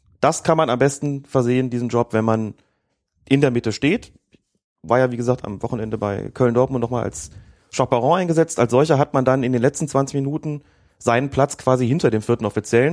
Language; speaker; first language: German; native; German